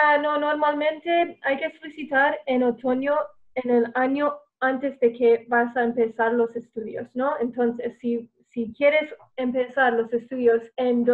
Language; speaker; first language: Spanish; non-native, fluent; English